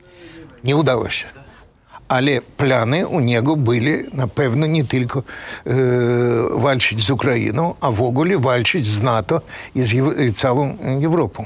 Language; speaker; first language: Polish; non-native, fluent; Russian